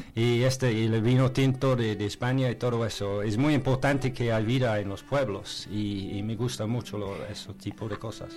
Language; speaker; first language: Spanish; non-native, learner; English